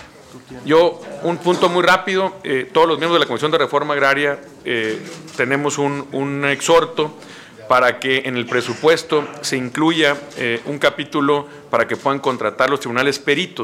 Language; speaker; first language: Spanish; native; Spanish